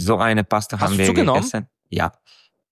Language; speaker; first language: German; non-native, fluent; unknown